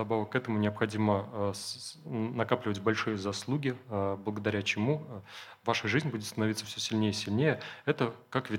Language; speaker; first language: Russian; native; Russian